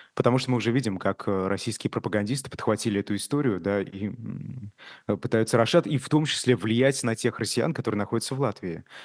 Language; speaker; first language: Russian; native; Russian